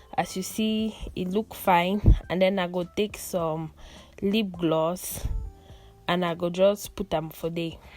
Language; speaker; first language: Nigerian Pidgin; non-native, local second language; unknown